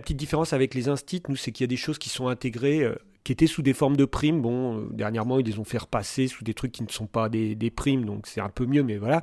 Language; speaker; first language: French; native; French